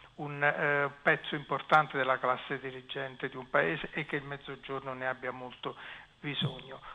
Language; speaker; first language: Italian; native; Italian